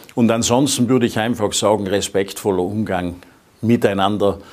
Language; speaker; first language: German; native; German